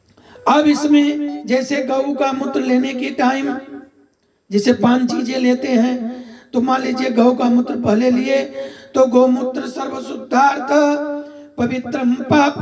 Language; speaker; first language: Hindi; native; Hindi